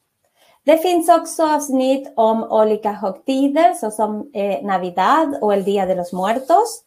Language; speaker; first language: Swedish; non-native, fluent; Spanish